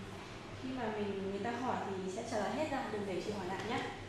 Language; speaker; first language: Vietnamese; native; Vietnamese